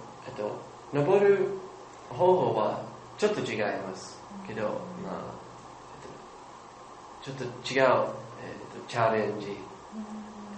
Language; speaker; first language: Japanese; non-native, learner; English